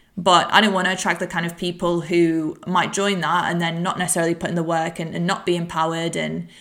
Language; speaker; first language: English; native; English